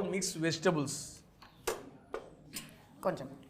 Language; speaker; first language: Telugu; native; Telugu